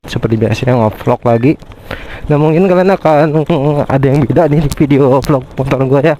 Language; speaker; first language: Indonesian; native; Indonesian